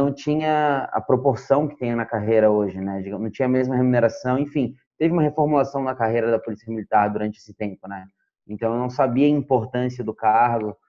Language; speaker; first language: Portuguese; native; Portuguese